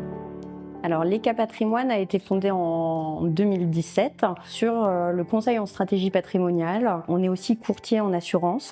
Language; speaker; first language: French; native; French